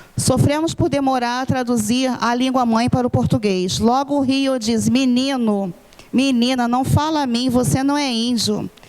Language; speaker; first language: Portuguese; non-native, fluent; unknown